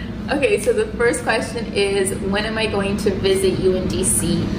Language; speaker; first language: English; early bilingual, other home language; Spanish